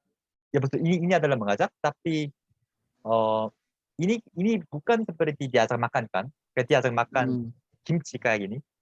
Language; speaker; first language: Indonesian; non-native, fluent; Korean